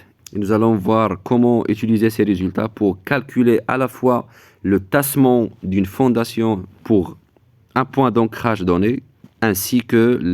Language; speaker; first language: French; non-native, local second language; Arabic